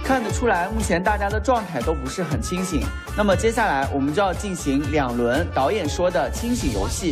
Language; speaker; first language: Chinese; native; Chinese